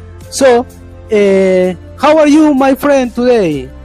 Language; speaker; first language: English; non-native, learner; Spanish